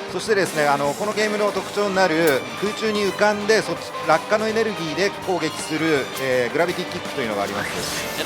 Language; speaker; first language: Japanese; native; Japanese